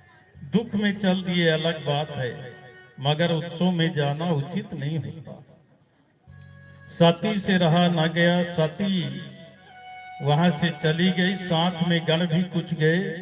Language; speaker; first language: Hindi; native; Hindi